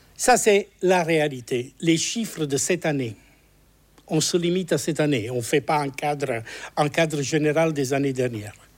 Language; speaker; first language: French; non-native, fluent; Italian